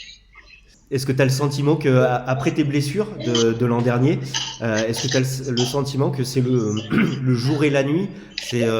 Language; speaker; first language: French; native; French